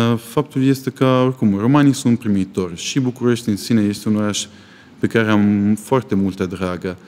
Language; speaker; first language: Romanian; non-native, fluent; Italian